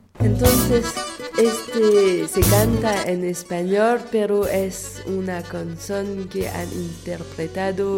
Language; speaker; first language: Spanish; non-native, fluent; French